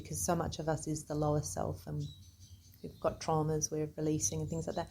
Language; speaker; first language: English; native; English